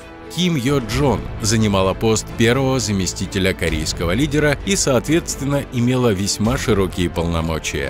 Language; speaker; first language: Russian; native; Russian